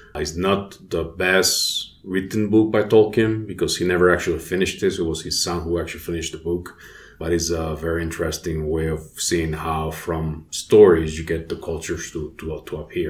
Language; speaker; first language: English; non-native, fluent; Spanish